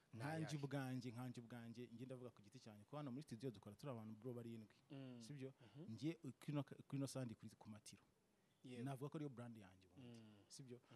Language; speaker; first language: Kinyarwanda; native; Kinyarwanda